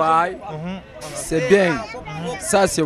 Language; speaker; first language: French; non-native, local second language; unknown